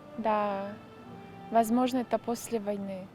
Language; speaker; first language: Russian; non-native, local second language; Kyrgyz